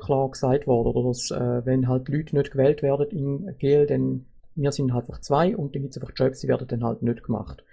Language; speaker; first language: German; native; German